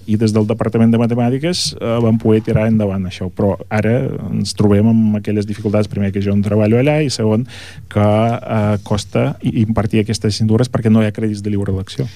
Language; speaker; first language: Catalan; non-native, fluent; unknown